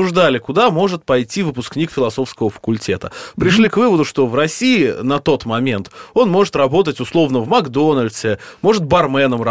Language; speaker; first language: Russian; native; Russian